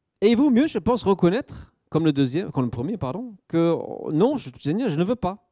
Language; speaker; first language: French; native; French